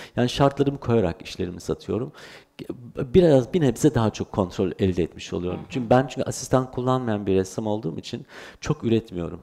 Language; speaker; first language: Turkish; early bilingual, heritage; Turkish